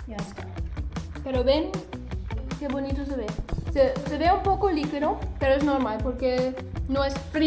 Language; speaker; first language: Spanish; non-native, fluent; German